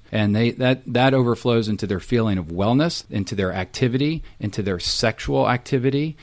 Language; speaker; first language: English; native; English